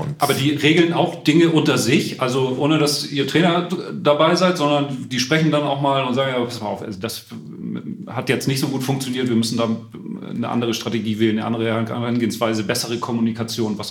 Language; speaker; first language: German; native; German